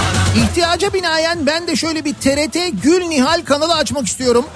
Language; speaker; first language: Turkish; native; Turkish